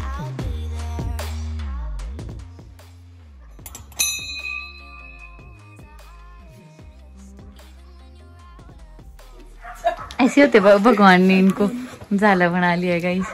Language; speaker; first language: Hindi; native; Hindi